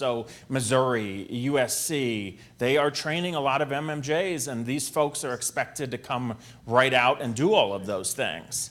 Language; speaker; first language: English; native; English